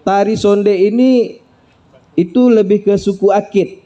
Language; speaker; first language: Indonesian; native; Indonesian